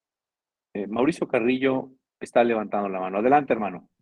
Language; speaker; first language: Spanish; native; Spanish